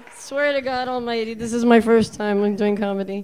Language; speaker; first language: English; native; English